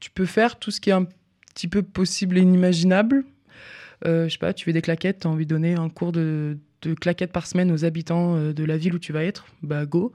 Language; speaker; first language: French; native; French